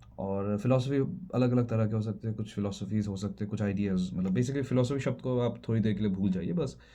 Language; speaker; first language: Hindi; non-native, local second language; Assamese